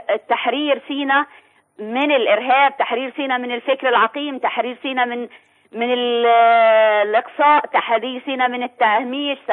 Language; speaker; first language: Arabic; native; Arabic